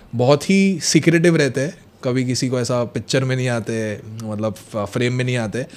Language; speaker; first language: Hindi; non-native, local second language; Marathi